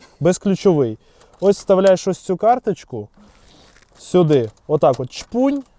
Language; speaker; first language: Ukrainian; non-native, local second language; Russian